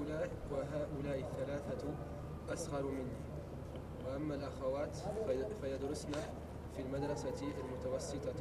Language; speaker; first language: Arabic; non-native, learner; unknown